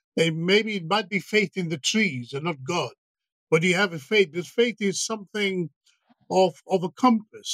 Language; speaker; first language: English; native; English